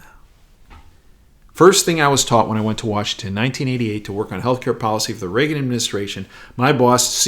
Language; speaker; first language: English; native; English